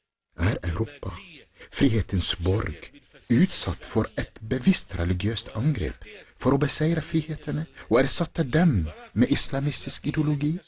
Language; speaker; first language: Norwegian; non-native, fluent; Arabic